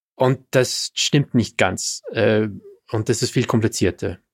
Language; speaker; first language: German; non-native, fluent; English